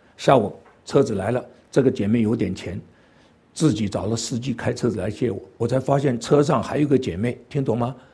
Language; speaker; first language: Chinese; non-native, local second language; Cantonese